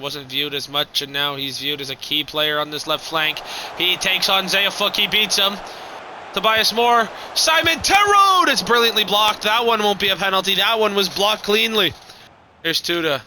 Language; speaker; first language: English; native; English